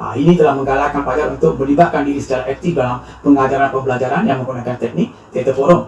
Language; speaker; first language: Malay; non-native, local second language; Tamil